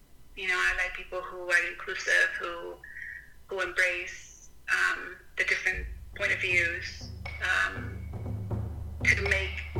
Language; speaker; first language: English; non-native, fluent; Spanish